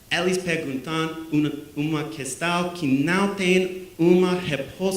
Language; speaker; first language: Portuguese; non-native, learner; English